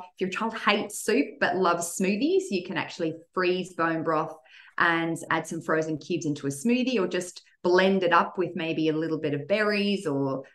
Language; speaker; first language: English; native; English